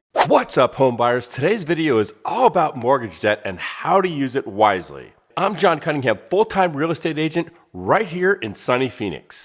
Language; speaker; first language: English; native; English